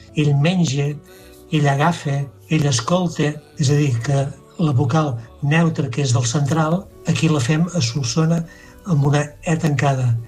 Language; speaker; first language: Catalan; native; Catalan